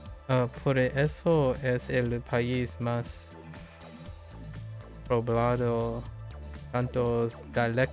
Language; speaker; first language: Spanish; non-native, learner; English